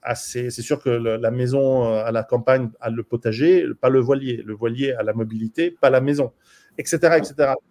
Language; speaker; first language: French; native; French